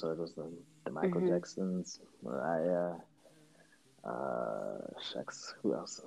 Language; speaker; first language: English; non-native, local second language; Xhosa